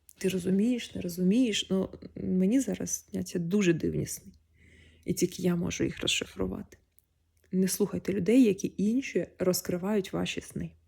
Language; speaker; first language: Ukrainian; non-native, local second language; Russian